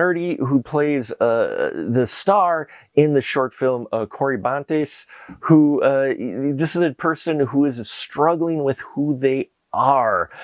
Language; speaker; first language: English; native; English